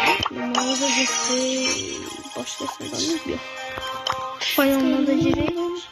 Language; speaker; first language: Turkish; non-native, learner; Azerbaijani